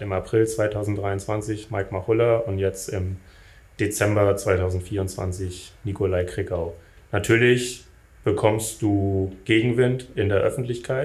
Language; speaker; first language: German; native; German